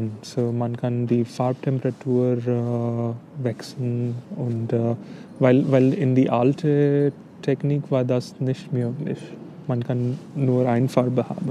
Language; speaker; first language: German; non-native, fluent; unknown